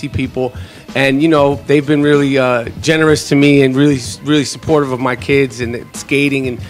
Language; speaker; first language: English; native; English